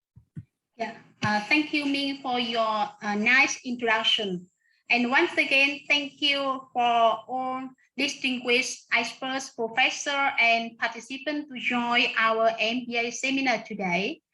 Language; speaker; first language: English; non-native, fluent; Vietnamese